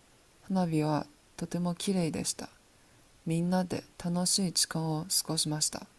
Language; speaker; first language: Japanese; non-native, learner; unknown